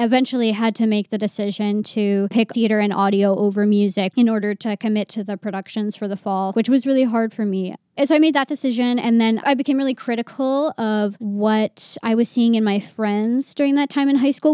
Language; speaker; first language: English; native; English